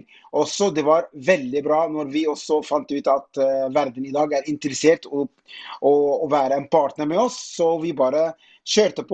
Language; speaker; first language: Norwegian; non-native, fluent; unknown